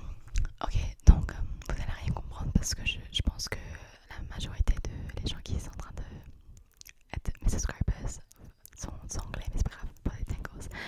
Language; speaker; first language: French; early bilingual, heritage; English